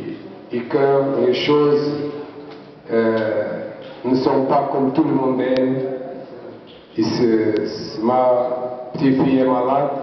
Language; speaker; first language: French; non-native, learner; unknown